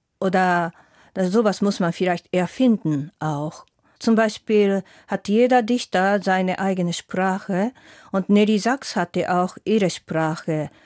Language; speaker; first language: German; non-native, fluent; Japanese